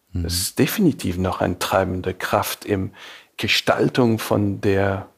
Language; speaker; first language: German; non-native, fluent; English